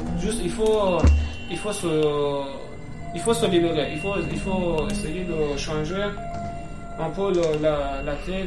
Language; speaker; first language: French; non-native, learner; Persian